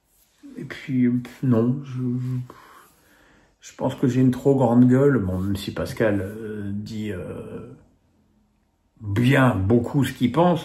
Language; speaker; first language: French; native; French